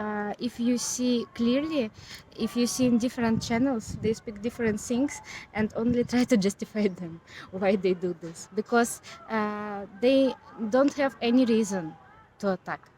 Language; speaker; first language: English; non-native, learner; Ukrainian